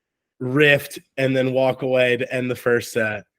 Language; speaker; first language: English; native; English